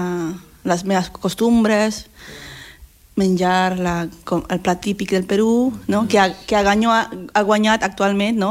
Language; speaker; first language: Catalan; non-native, learner; Spanish